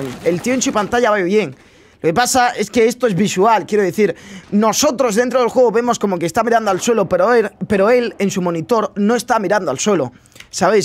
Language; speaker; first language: Spanish; native; Spanish